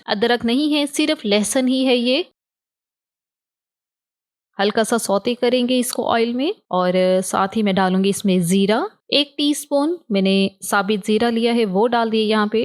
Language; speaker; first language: Hindi; native; Hindi